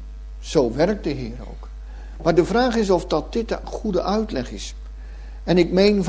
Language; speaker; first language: Dutch; native; Dutch